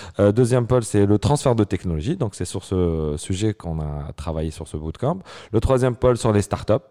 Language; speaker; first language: French; non-native, local second language; Arabic